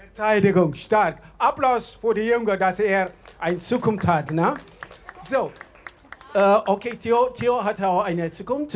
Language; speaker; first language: German; non-native, fluent; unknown